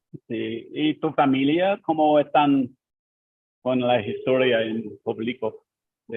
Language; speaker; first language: Spanish; non-native, learner; English